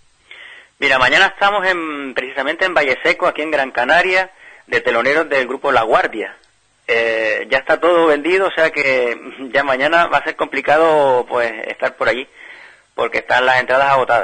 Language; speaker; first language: Spanish; native; Spanish